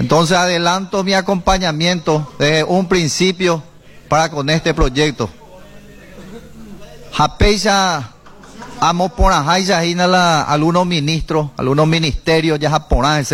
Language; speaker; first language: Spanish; native; Spanish